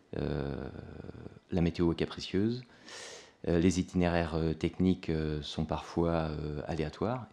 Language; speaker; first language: French; native; French